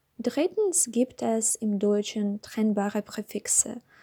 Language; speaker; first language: German; non-native, learner; Russian